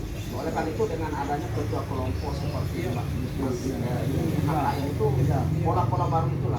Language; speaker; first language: Indonesian; non-native, local second language; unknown